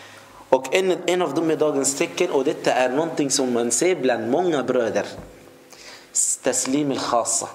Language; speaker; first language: Swedish; non-native, fluent; Arabic